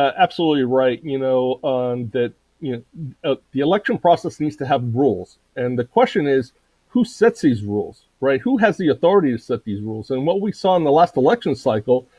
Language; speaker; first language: English; native; English